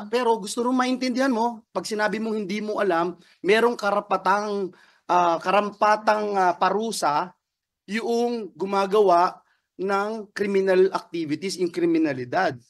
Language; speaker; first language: Filipino; native; Filipino